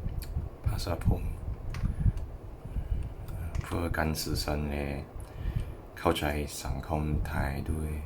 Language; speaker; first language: Thai; non-native, learner; English